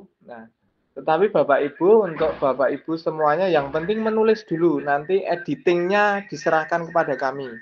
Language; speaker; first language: Indonesian; native; Indonesian